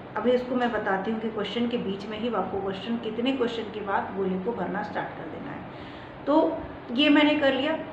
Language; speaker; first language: Hindi; native; Hindi